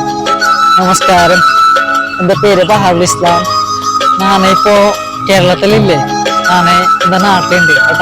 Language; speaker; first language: Malayalam; non-native, local second language; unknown